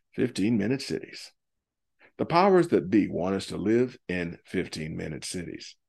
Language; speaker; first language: English; native; English